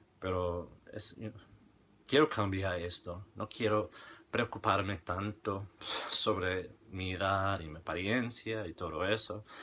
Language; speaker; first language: Spanish; non-native, fluent; English